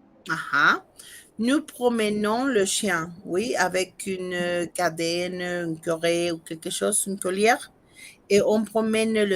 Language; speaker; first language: French; non-native, fluent; Spanish